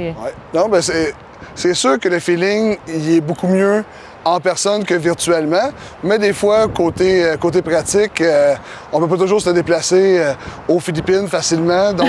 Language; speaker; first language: French; native; French